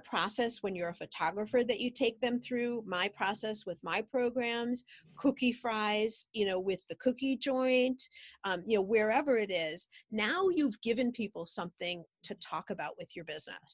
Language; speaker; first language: English; native; English